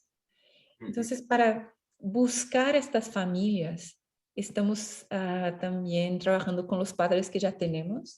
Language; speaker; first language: Spanish; non-native, fluent; Portuguese